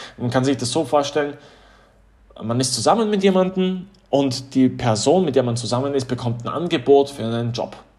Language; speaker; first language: German; early bilingual, other home language; Polish